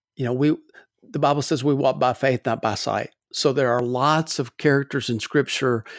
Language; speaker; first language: English; native; English